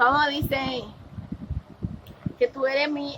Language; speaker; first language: Spanish; non-native, fluent; Haitian Creole